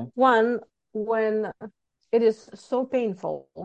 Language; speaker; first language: English; non-native, fluent; Lithuanian